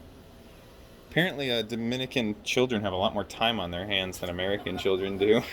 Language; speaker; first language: English; native; English